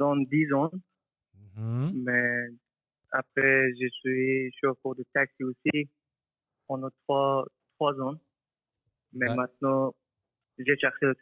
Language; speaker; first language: French; non-native, learner; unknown